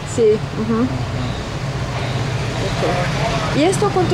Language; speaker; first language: Spanish; non-native, fluent; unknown